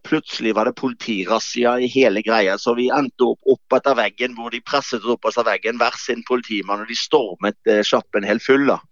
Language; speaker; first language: Norwegian; native; Norwegian